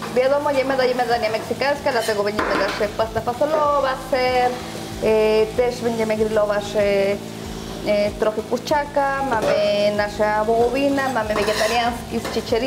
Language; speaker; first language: Polish; non-native, learner; Spanish